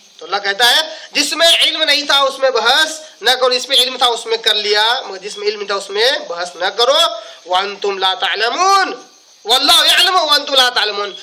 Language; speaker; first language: Urdu; native; Urdu